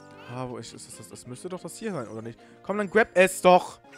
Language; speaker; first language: German; native; German